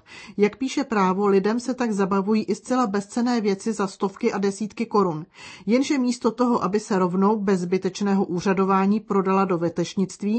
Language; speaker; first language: Czech; native; Czech